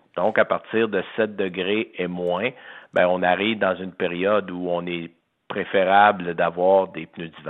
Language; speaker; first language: French; native; French